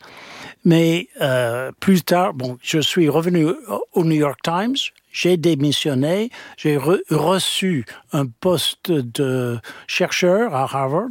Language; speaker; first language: French; non-native, fluent; English